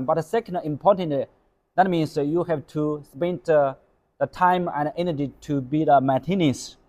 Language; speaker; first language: English; non-native, learner; Chinese